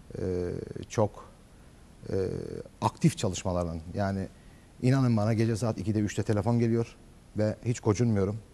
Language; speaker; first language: Turkish; native; Turkish